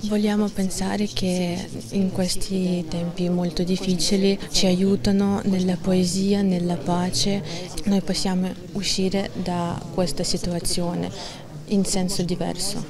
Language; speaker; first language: Italian; non-native, fluent; Ukrainian